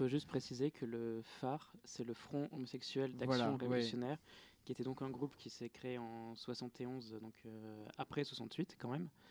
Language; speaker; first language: French; native; French